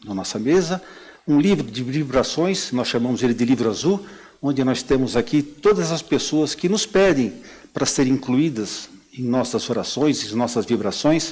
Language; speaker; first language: Portuguese; native; Portuguese